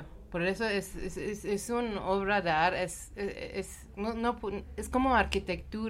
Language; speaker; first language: Spanish; non-native, learner; Persian